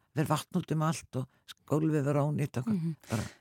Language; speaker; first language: Icelandic; native; Icelandic